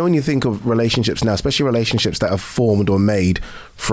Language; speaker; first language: English; native; English